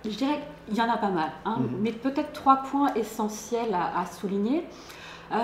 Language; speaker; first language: French; native; French